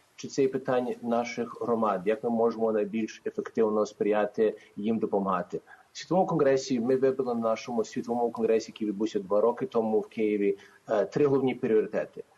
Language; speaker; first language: Ukrainian; early bilingual, heritage; Ukrainian